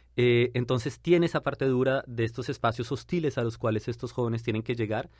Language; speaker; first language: Spanish; native; Spanish